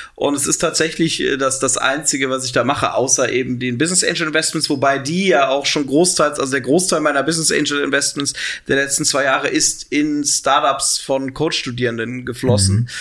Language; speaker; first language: German; native; German